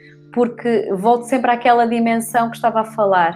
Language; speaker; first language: Portuguese; native; Portuguese